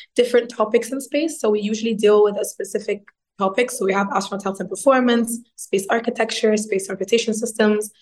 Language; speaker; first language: English; non-native, fluent; Arabic